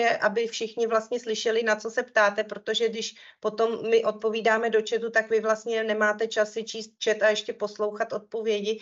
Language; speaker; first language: Czech; native; Czech